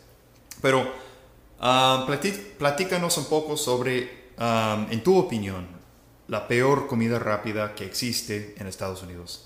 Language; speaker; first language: Spanish; non-native, fluent; English